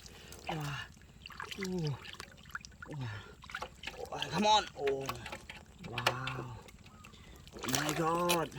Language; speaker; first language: English; non-native, learner; Vietnamese